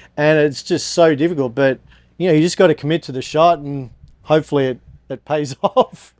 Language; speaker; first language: English; native; English